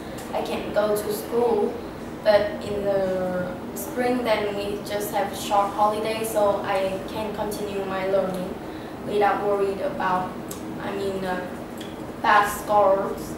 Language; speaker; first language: English; non-native, learner; Vietnamese